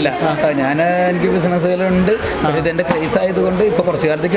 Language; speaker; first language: Malayalam; native; Malayalam